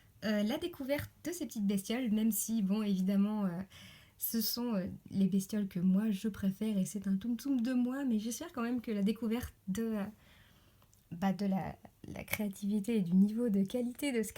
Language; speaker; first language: French; native; French